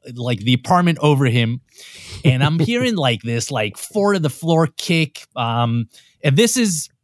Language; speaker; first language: English; non-native, fluent; Hebrew